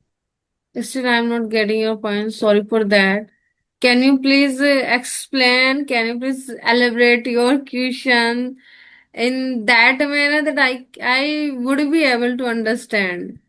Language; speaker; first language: English; non-native, learner; Hindi